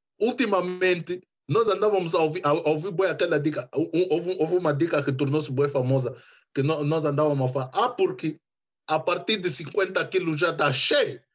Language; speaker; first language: Portuguese; early bilingual, heritage; Portuguese